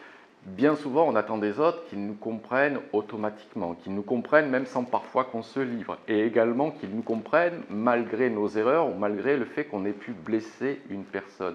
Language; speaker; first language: French; native; French